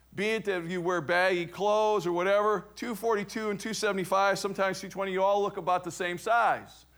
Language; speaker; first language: English; native; English